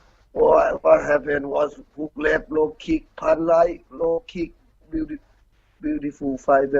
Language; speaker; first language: English; non-native, learner; Thai